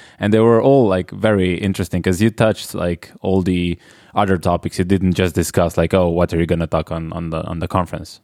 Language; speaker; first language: English; non-native, fluent; Slovenian